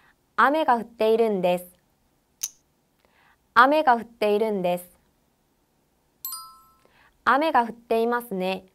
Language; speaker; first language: Japanese; non-native, fluent; Korean